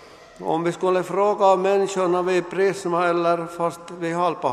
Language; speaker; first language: Swedish; non-native, local second language; Finnish